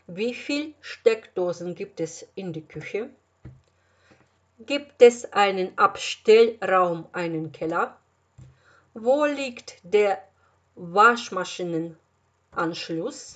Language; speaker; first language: German; non-native, fluent; Russian